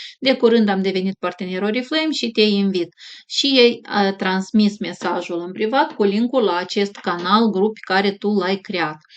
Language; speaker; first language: Romanian; native; Romanian